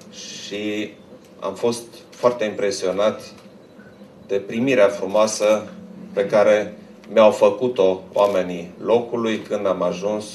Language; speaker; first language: Romanian; non-native, local second language; German